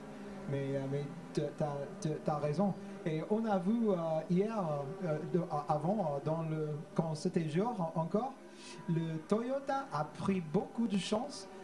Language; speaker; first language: French; non-native, fluent; English